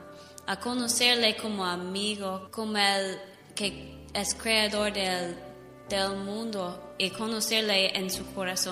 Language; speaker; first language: Spanish; non-native, learner; English